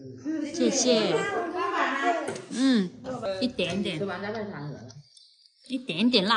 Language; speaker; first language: Chinese; native; Chinese